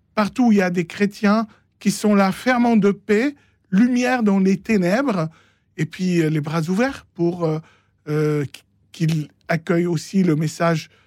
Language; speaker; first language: French; non-native, local second language; Arabic